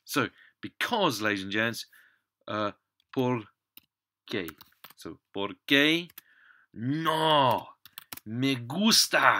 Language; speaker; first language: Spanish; non-native, fluent; English